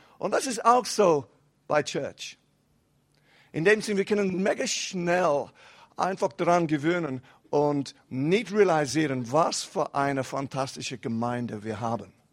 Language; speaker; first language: German; non-native, fluent; English